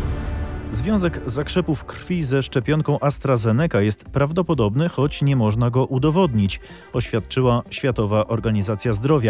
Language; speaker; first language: Polish; native; Polish